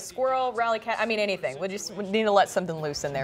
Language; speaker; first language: English; native; English